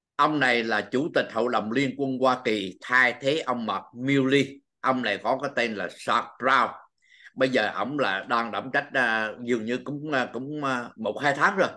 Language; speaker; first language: Vietnamese; native; Vietnamese